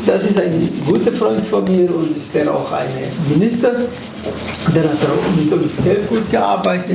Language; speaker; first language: German; non-native, fluent; Somali